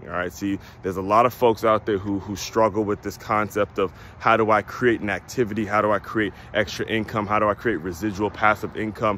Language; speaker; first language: English; native; English